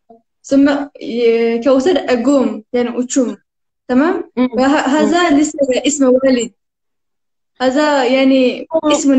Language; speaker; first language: Arabic; non-native, learner; Turkish